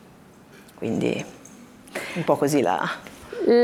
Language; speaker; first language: Italian; native; Italian